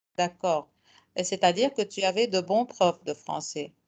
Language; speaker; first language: French; non-native, fluent; Arabic